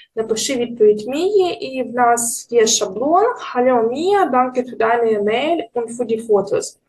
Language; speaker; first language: German; non-native, learner; Ukrainian